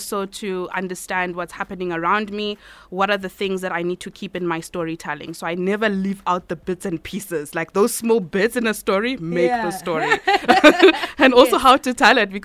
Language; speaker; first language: English; non-native, local second language; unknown